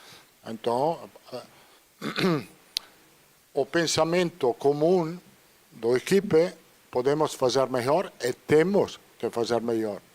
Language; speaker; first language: Portuguese; non-native, fluent; Italian